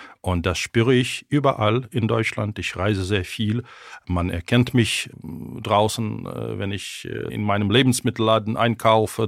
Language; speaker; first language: German; non-native, fluent; Ukrainian